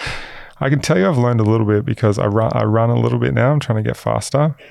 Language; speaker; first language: English; native; English